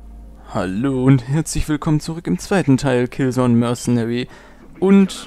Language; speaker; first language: German; native; German